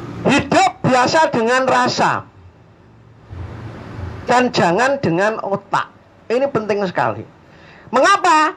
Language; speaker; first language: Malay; non-native, local second language; Javanese